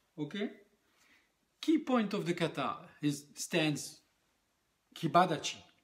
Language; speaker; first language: English; non-native, learner; French